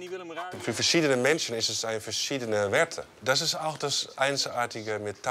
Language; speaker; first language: German; non-native, fluent; Dutch